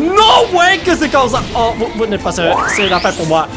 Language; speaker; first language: French; native; French